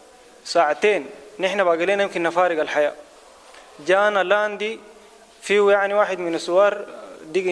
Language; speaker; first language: Arabic; native; Arabic